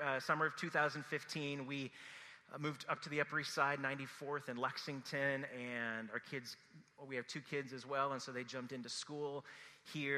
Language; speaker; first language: English; native; English